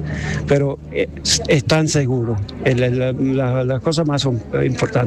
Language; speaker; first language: Spanish; non-native, fluent; English